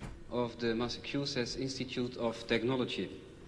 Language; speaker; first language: English; non-native, fluent; Dutch